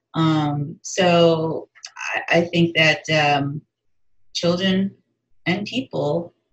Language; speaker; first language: English; native; English